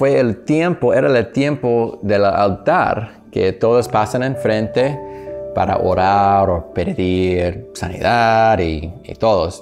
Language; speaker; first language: Spanish; non-native, learner; English